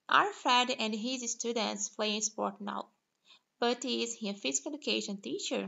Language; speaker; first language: English; non-native, fluent; Portuguese